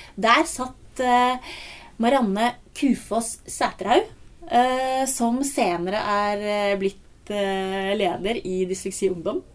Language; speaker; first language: Norwegian; native; Norwegian